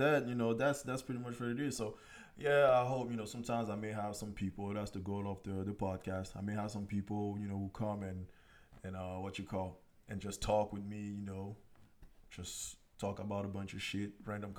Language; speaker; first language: English; non-native, local second language; French